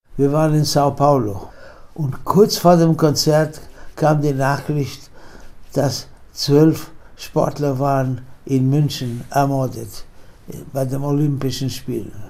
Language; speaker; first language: German; non-native, fluent; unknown